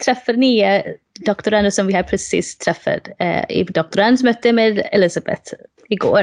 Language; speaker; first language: Swedish; non-native, fluent; English